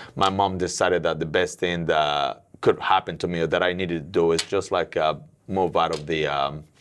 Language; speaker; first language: English; non-native, fluent; Spanish